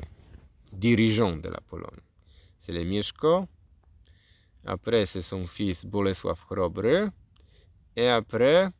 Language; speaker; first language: French; non-native, learner; Polish